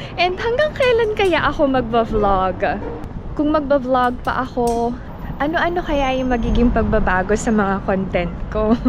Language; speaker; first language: Filipino; native; Filipino